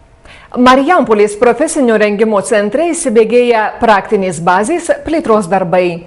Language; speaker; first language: Lithuanian; native; Lithuanian